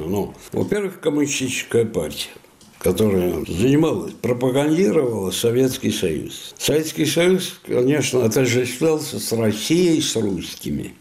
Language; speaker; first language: Russian; non-native, fluent; Italian